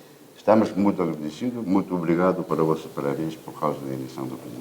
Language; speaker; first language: Portuguese; non-native, fluent; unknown